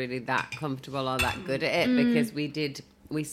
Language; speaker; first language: English; native; English